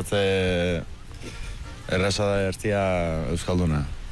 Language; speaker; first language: Basque; early bilingual, heritage; Basque